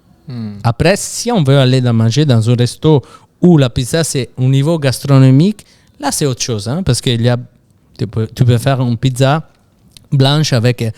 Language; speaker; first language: French; non-native, fluent; Italian